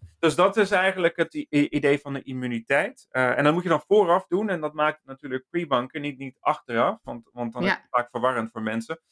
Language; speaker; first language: Dutch; native; Dutch